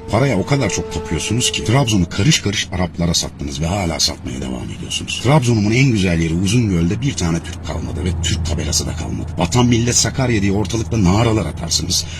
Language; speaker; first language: Turkish; native; Turkish